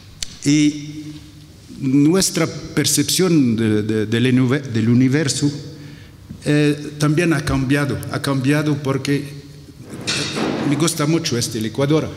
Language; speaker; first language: Spanish; non-native, fluent; Arabic